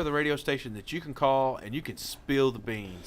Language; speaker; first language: English; native; English